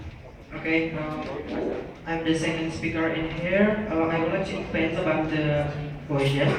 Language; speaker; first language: English; non-native, learner; Indonesian